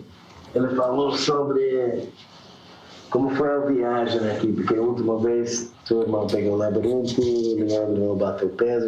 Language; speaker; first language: Portuguese; non-native, fluent; English